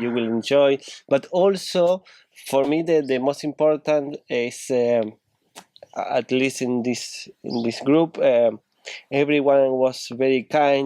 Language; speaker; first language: English; non-native, learner; Spanish